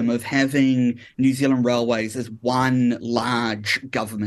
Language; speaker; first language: English; native; English